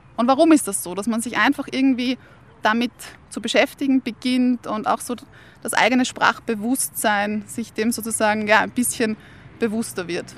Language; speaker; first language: German; native; German